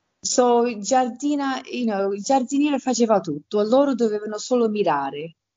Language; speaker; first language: Italian; early bilingual, heritage; Italian